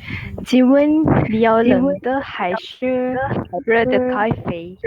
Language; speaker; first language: Chinese; non-native, learner; Malay